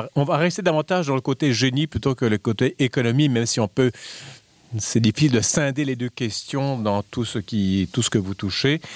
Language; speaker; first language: French; native; French